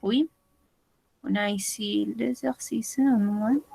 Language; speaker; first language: French; non-native, fluent; Spanish